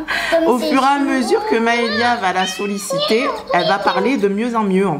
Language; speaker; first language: French; native; French